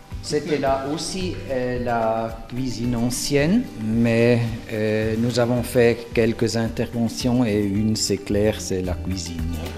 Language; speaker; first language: French; non-native, fluent; German